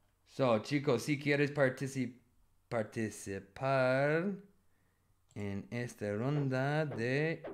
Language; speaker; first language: Spanish; non-native, learner; English